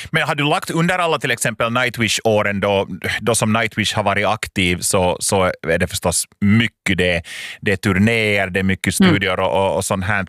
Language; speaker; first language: Swedish; native; Swedish